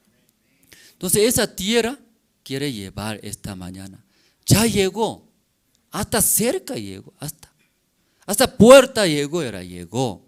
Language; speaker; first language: Spanish; non-native, learner; Korean